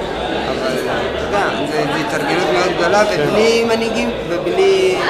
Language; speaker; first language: Hebrew; non-native, fluent; Tigrinya